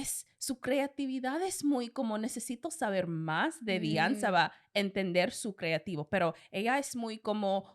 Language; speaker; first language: Spanish; non-native, learner; English